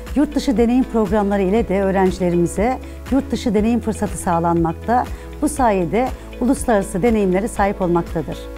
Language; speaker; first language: Turkish; native; Turkish